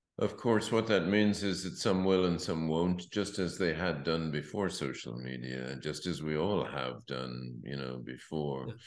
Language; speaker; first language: English; native; English